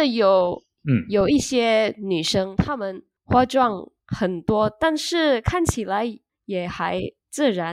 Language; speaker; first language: Chinese; non-native, learner; Indonesian